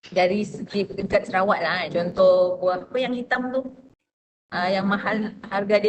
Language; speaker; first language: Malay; non-native, local second language; Buginese